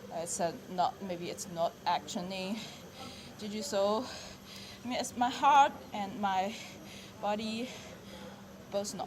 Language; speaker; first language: English; non-native, learner; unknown